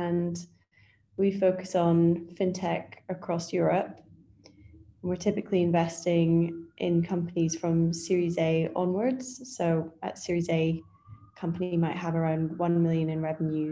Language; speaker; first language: English; native; English